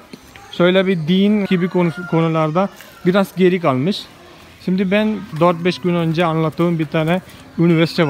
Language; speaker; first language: Turkish; non-native, fluent; Malayalam